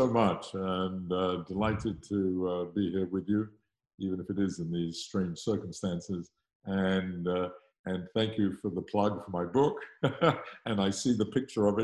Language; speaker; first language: English; native; English